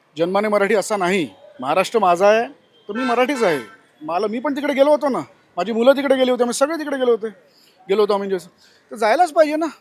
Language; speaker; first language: Marathi; non-native, local second language; Gujarati